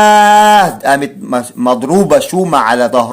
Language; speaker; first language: Arabic; native; Arabic